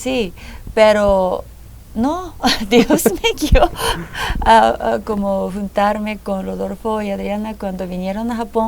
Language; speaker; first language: Spanish; non-native, fluent; Japanese